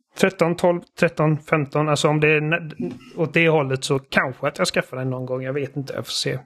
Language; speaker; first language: Swedish; native; Swedish